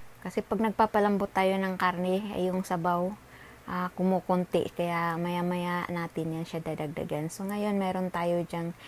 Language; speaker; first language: Filipino; non-native, local second language; Cebuano